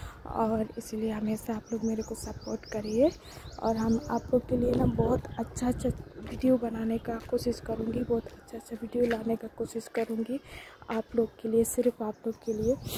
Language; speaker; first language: Hindi; non-native, local second language; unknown